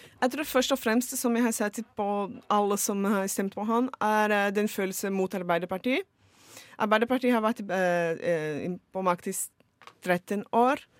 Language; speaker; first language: Norwegian; non-native, fluent; Portuguese